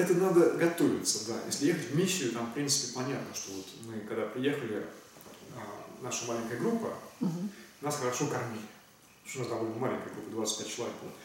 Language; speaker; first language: Russian; native; Russian